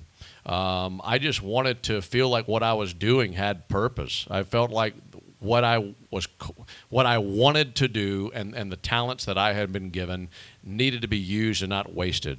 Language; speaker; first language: English; native; English